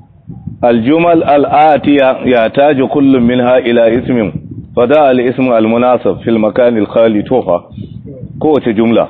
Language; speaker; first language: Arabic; non-native, fluent; Hausa